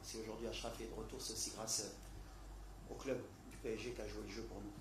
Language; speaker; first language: French; native; French